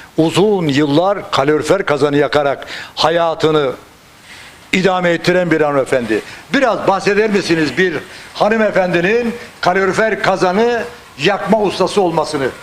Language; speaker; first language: Turkish; native; Turkish